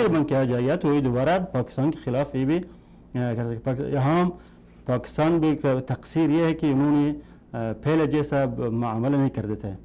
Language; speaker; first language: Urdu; non-native, fluent; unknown